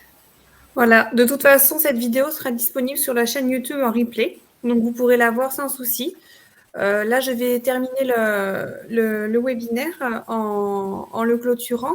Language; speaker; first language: French; native; French